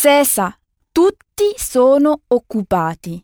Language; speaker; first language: Italian; non-native, fluent; French